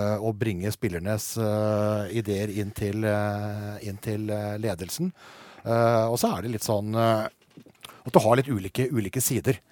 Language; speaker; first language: Norwegian; native; Norwegian